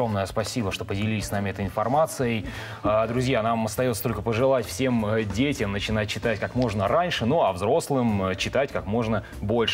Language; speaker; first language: Russian; native; Russian